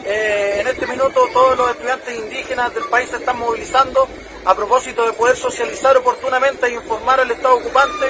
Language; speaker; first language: Spanish; native; Spanish